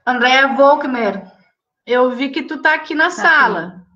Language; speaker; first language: Portuguese; native; Portuguese